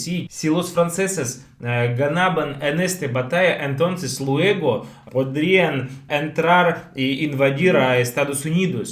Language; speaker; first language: Spanish; non-native, fluent; Russian